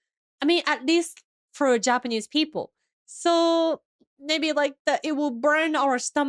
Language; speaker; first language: English; non-native, fluent; Japanese